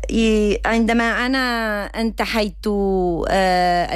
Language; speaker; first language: Arabic; non-native, learner; Spanish